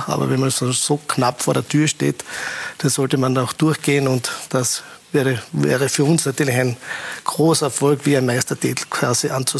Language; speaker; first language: German; native; German